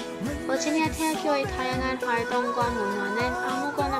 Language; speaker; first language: Korean; non-native, learner; English